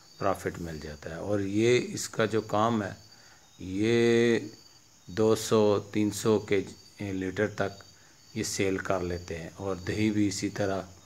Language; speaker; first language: Urdu; native; Urdu